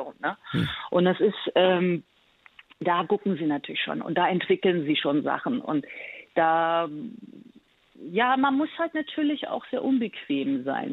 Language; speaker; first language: German; early bilingual, other home language; Persian